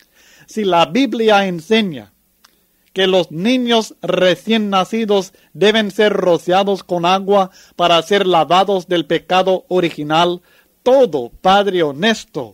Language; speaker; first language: Spanish; native; Spanish